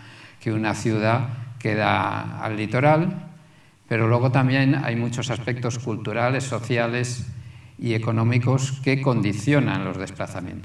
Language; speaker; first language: Spanish; native; Spanish